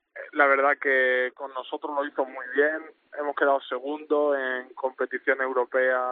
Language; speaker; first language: Spanish; native; Spanish